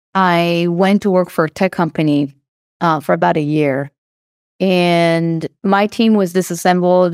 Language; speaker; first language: English; non-native, fluent; Hebrew